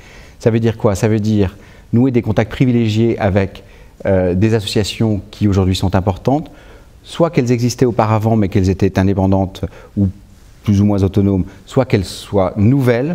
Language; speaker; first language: French; native; French